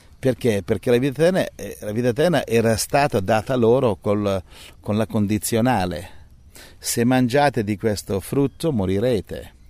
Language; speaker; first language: Italian; native; Italian